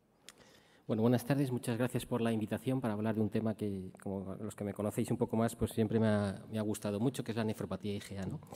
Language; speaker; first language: Spanish; native; Spanish